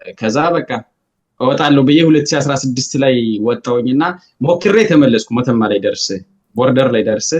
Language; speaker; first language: Amharic; native; Amharic